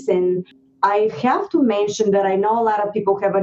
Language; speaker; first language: English; non-native, fluent; Bulgarian